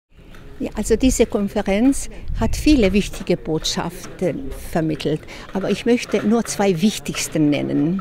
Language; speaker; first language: German; non-native, fluent; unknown